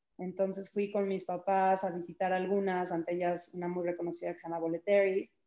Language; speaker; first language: Spanish; early bilingual, heritage; Spanish